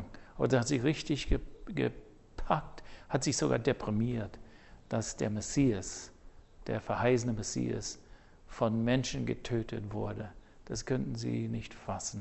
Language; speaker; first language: German; non-native, fluent; English